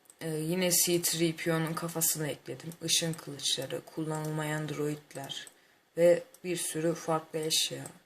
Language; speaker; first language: Turkish; native; Turkish